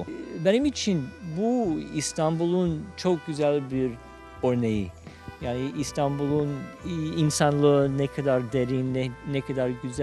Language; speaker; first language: Turkish; non-native, fluent; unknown